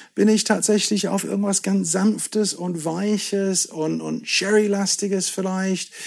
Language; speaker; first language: German; non-native, fluent; English